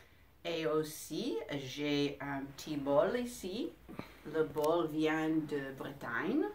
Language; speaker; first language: French; non-native, fluent; English